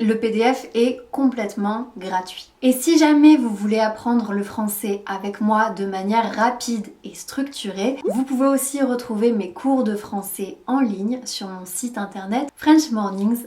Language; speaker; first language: French; native; French